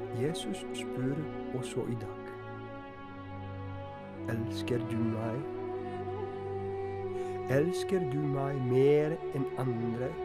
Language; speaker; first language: Norwegian; non-native, fluent; Polish